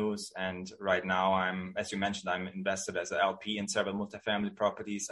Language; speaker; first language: English; non-native, fluent; German